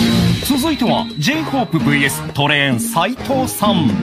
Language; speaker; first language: Japanese; native; Japanese